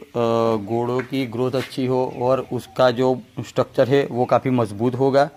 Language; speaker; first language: Hindi; non-native, local second language; Gujarati